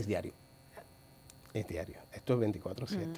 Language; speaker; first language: Spanish; native; Spanish